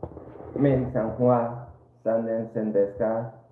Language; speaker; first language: Japanese; non-native, learner; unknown